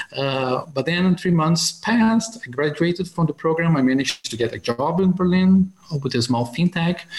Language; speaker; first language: English; non-native, fluent; Portuguese